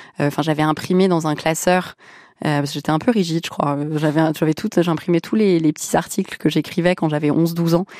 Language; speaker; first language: French; early bilingual, other home language; Arabic